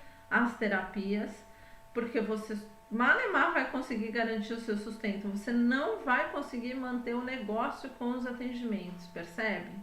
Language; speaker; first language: Portuguese; native; Portuguese